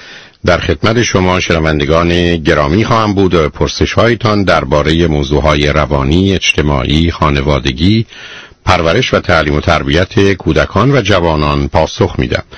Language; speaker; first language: Persian; native; Persian